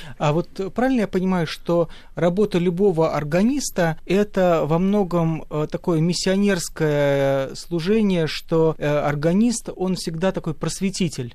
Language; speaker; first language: Russian; native; Russian